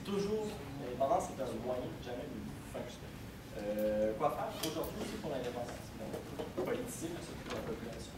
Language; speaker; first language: French; native; French